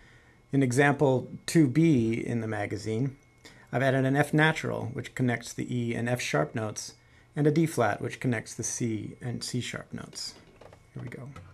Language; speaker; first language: English; native; English